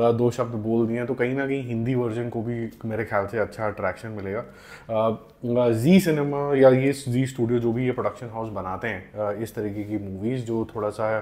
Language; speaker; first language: Hindi; non-native, local second language; Punjabi